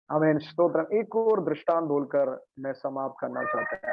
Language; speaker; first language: Hindi; non-native, local second language; Malayalam